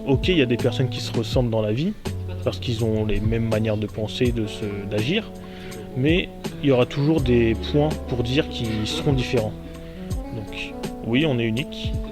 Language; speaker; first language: French; native; French